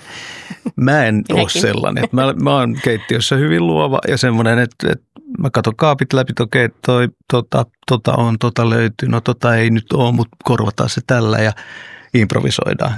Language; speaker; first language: Finnish; early bilingual, other home language; Oromo